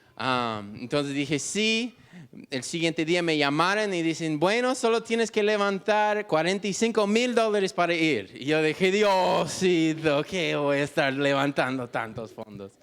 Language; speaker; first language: Spanish; non-native, fluent; English